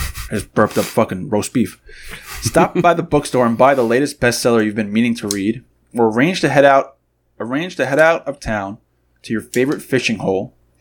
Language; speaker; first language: English; native; English